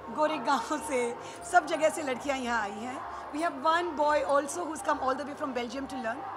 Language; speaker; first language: Hindi; native; Hindi